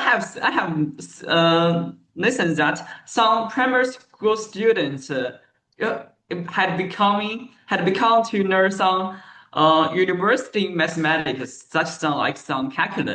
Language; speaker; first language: English; non-native, learner; Chinese